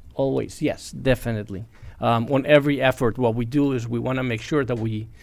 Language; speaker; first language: English; non-native, fluent; Spanish